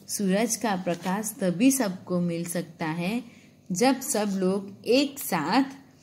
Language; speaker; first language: Hindi; non-native, local second language; Gujarati